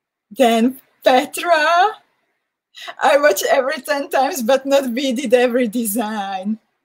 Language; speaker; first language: English; non-native, fluent; Hungarian